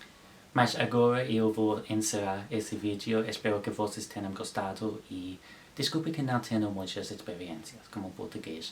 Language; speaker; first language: Portuguese; non-native, learner; English